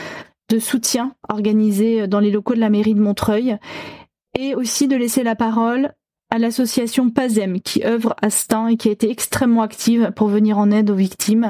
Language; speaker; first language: French; native; French